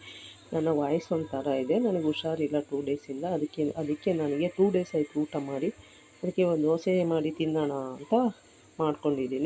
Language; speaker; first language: Kannada; native; Kannada